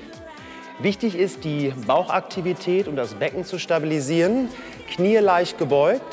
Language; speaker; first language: German; native; German